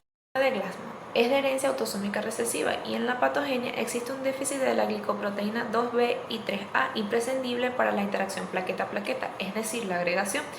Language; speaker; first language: Spanish; native; Spanish